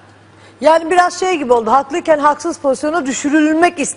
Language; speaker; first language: Turkish; native; Turkish